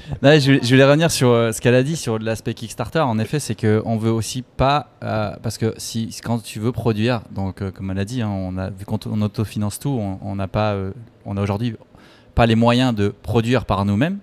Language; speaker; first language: French; native; French